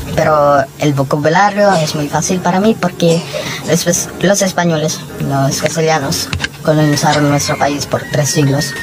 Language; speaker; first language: Spanish; non-native, fluent; Filipino